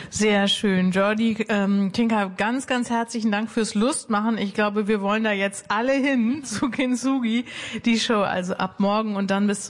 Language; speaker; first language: German; native; German